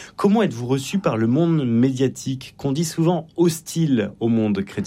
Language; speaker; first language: French; native; French